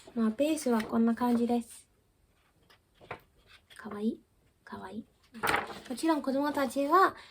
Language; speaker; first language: Japanese; early bilingual, heritage; Japanese